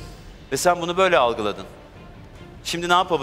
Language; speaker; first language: Turkish; native; Turkish